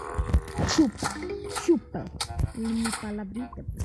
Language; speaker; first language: Spanish; non-native, learner; Portuguese